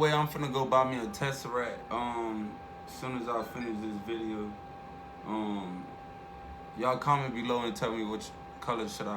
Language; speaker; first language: English; native; English